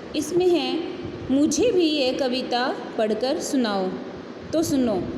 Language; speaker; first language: Hindi; native; Hindi